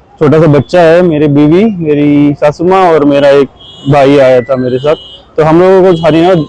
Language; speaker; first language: Hindi; non-native, local second language; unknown